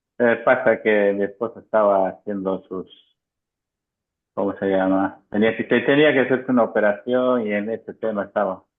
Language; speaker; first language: Spanish; native; Spanish